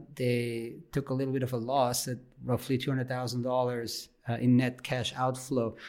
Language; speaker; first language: English; non-native, fluent; Swiss German